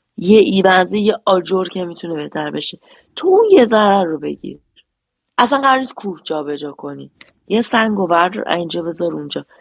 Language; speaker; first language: Persian; native; Persian